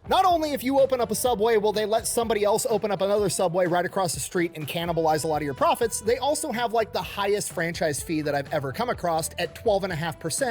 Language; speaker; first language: English; native; English